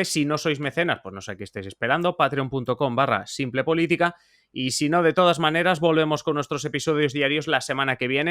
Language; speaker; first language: Spanish; native; Spanish